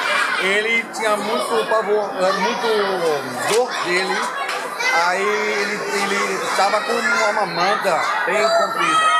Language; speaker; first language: Portuguese; non-native, fluent; German